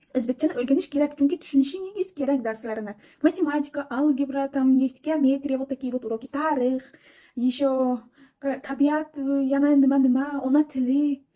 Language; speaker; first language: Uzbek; non-native, fluent; Tajik